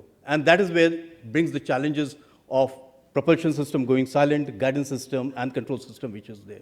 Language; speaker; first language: English; non-native, local second language; Hindi